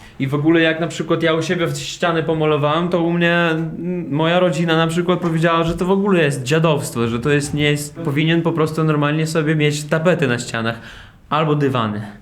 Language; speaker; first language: Polish; non-native, fluent; Russian